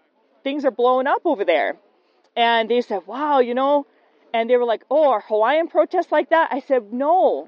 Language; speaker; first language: English; native; English